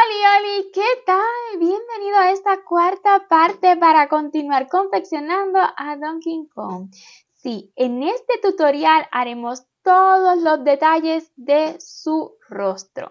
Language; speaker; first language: Spanish; native; Spanish